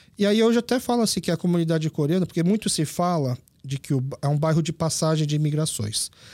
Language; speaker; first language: Portuguese; early bilingual, other home language; Korean